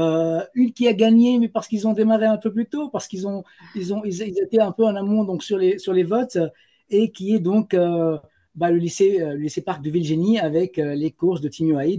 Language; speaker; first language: French; native; French